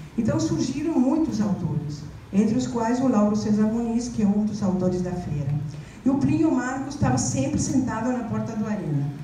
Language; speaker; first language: Portuguese; non-native, fluent; Spanish